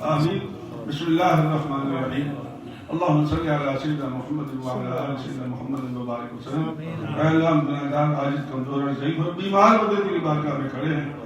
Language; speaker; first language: Urdu; non-native, local second language; Punjabi